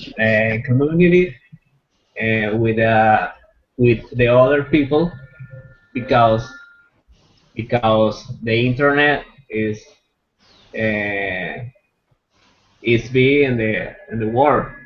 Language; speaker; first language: English; non-native, learner; Spanish